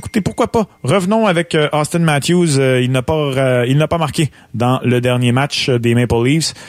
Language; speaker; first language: French; native; French